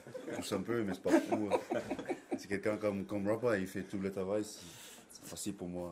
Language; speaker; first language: French; non-native, learner; English